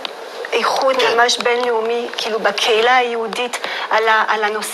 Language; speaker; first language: Hebrew; non-native, fluent; French